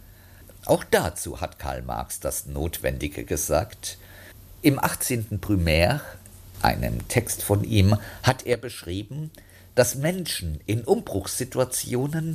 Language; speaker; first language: German; native; German